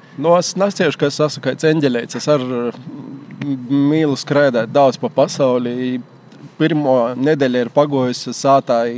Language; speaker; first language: Latvian; native; Latvian